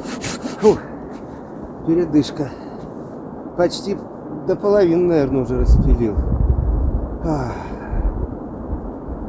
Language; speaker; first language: Russian; native; Russian